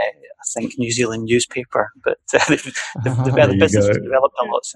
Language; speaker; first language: English; native; English